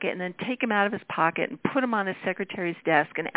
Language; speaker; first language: English; native; English